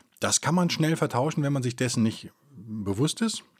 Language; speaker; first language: German; native; German